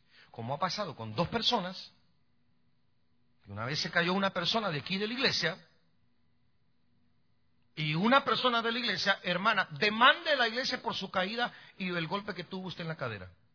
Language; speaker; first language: Spanish; native; Spanish